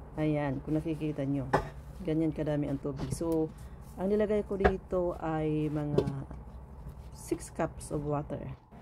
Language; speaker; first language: Filipino; non-native, local second language; Cebuano